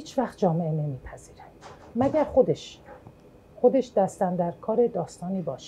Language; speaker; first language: Persian; native; Persian